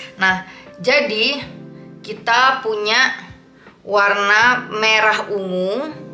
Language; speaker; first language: Indonesian; native; Indonesian